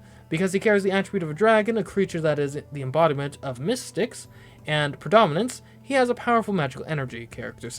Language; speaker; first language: English; native; English